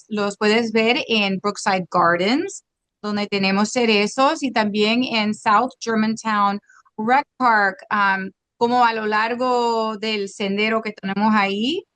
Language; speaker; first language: Spanish; non-native, local second language; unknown